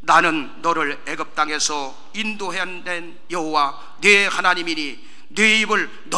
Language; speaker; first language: Korean; native; Korean